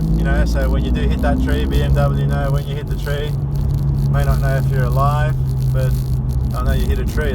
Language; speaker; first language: English; native; English